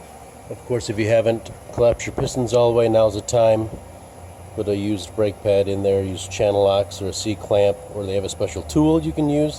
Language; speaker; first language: English; native; English